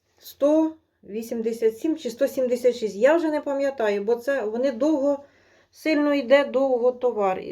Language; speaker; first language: Ukrainian; native; Ukrainian